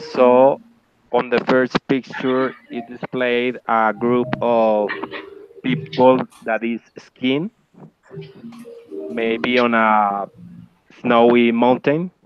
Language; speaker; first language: English; non-native, learner; Spanish